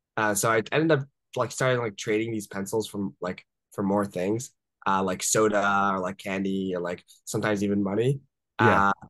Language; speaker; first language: English; native; English